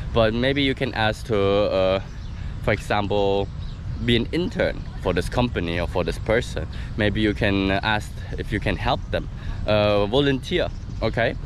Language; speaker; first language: English; non-native, fluent; German